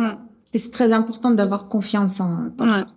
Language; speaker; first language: French; non-native, fluent; Russian